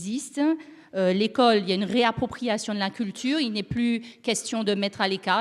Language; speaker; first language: French; native; French